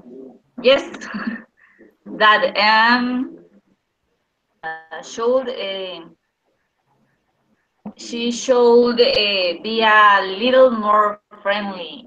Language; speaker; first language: English; non-native, learner; Spanish